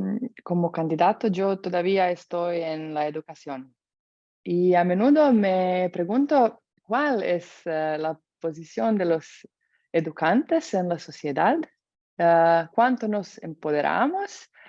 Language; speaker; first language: Spanish; non-native, fluent; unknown